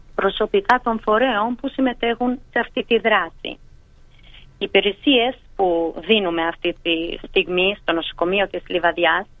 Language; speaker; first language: Greek; non-native, fluent; Albanian